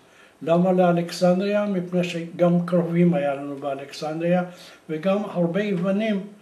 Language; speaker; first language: Hebrew; early bilingual, other home language; Greek